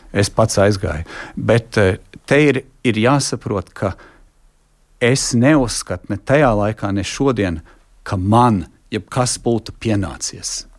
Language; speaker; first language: Latvian; early bilingual, heritage; Latvian